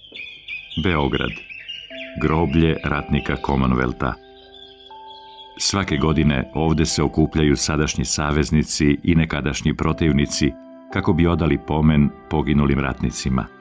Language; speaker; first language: Bosnian; native; Bosnian